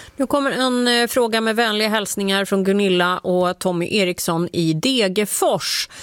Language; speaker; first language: Swedish; native; Swedish